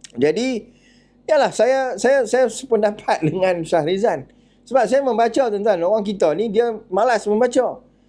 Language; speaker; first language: Malay; native; Malay